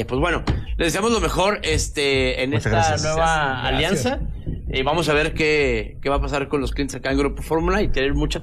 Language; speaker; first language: Spanish; native; Spanish